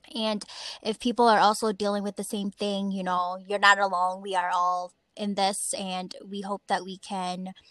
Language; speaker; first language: English; native; English